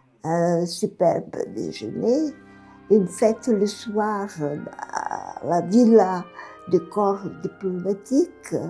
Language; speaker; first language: French; non-native, fluent; Bulgarian